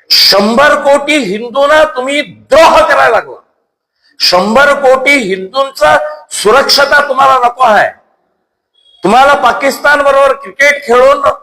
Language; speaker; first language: Marathi; non-native, local second language; Kannada